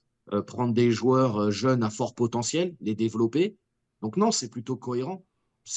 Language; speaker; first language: French; native; French